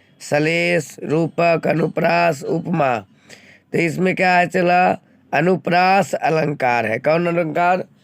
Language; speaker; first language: Hindi; native; Hindi